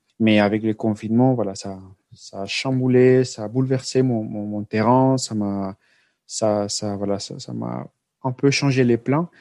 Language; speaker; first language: French; non-native, fluent; Spanish